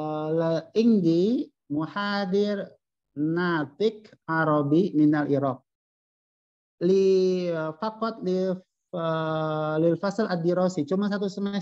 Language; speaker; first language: Arabic; non-native, fluent; Indonesian